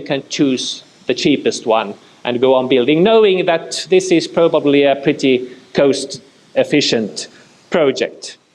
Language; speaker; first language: English; non-native, fluent; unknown